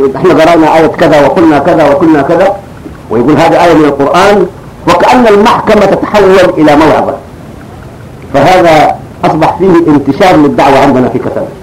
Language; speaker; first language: Arabic; native; Arabic